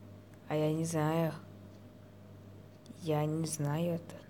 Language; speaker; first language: Russian; non-native, learner; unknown